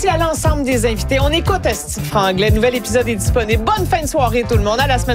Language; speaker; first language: French; native; French